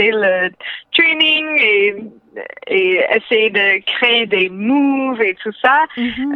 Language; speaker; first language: French; non-native, local second language; English